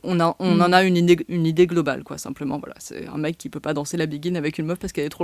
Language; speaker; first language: French; native; French